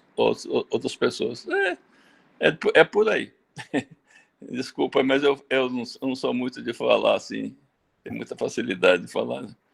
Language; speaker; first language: Portuguese; early bilingual, other home language; German